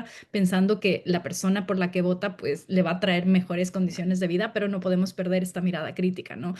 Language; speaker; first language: Spanish; native; Spanish